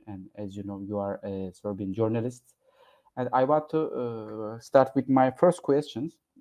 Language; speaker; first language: English; non-native, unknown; Turkish